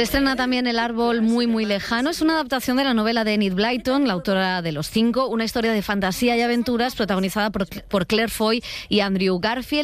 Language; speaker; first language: Spanish; native; Spanish